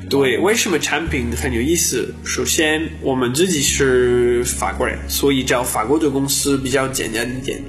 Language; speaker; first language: Chinese; non-native, learner; French